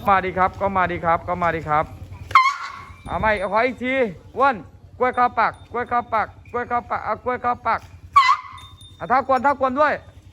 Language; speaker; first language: Thai; native; Thai